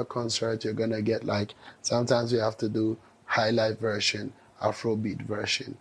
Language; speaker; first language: English; non-native, local second language; Ewe